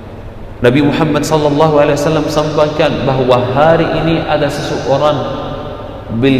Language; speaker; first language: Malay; non-native, fluent; Arabic